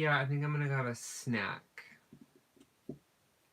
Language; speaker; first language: English; native; English